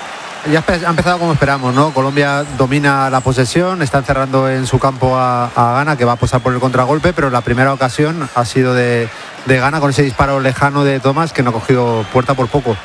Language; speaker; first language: Spanish; native; Spanish